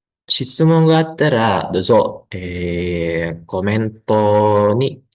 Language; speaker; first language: Japanese; non-native, learner; Indonesian